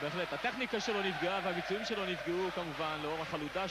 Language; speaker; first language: Hebrew; native; Hebrew